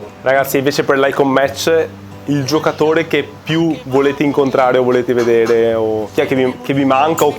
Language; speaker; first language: Italian; native; Italian